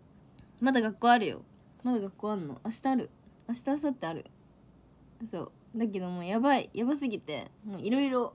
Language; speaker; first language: Japanese; native; Japanese